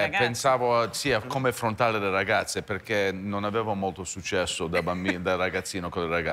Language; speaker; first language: Italian; early bilingual, heritage; English